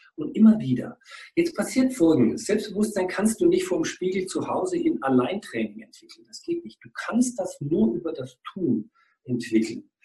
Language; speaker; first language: German; native; German